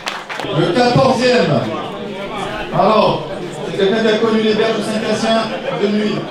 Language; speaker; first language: French; native; French